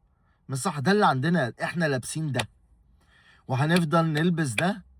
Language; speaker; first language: Arabic; native; Arabic